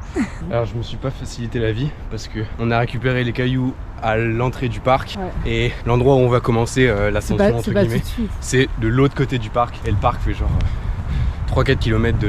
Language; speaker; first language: French; native; French